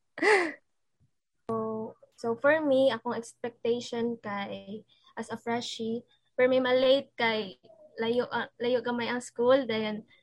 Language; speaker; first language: English; non-native, local second language; Cebuano